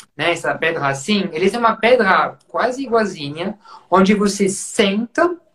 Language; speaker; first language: Portuguese; non-native, fluent; French